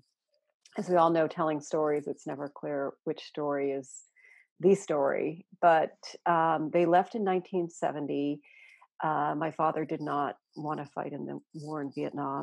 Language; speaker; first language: English; native; English